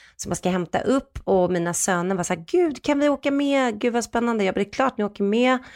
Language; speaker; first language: Swedish; native; Swedish